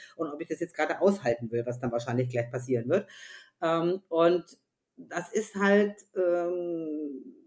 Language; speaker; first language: German; native; German